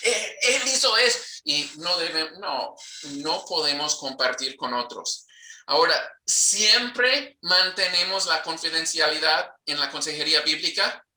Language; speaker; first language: Spanish; non-native, fluent; English